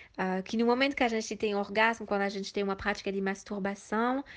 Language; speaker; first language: Portuguese; early bilingual, heritage; Portuguese